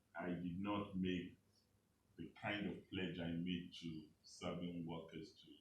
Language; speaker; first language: English; non-native, local second language; Yoruba